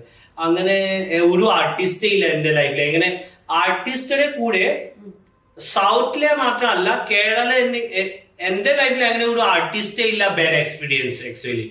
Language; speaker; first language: Malayalam; non-native, fluent; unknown